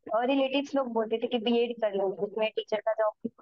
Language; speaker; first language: Hindi; native; Hindi